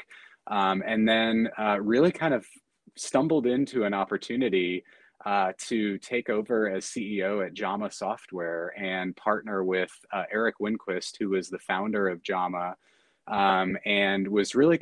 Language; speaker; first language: English; native; English